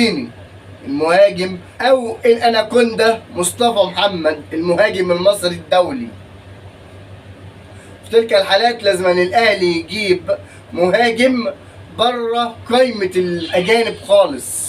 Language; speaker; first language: Arabic; native; Arabic